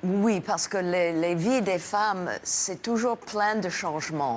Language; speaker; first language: French; non-native, fluent; English